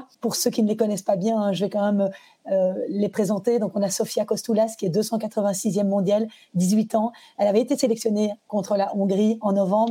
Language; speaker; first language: French; native; French